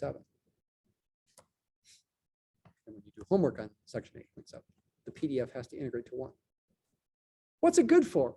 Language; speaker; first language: English; native; English